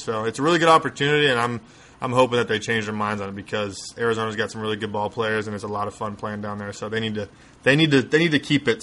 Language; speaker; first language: English; native; English